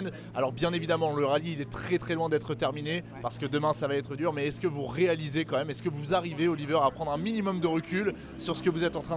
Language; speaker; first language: French; native; French